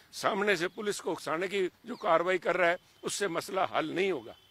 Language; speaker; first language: Hindi; native; Hindi